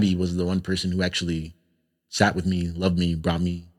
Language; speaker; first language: English; native; English